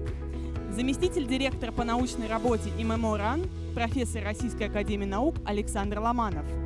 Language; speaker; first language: Russian; native; Russian